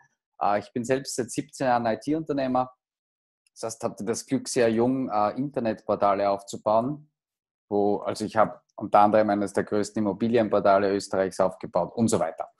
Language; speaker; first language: German; native; German